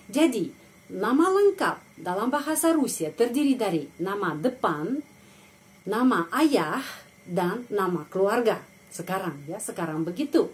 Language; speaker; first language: Indonesian; non-native, fluent; Russian